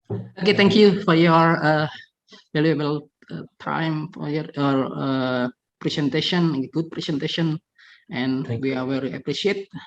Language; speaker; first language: English; non-native, fluent; Indonesian